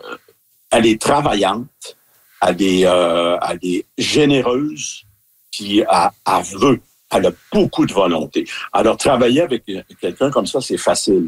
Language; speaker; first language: French; native; French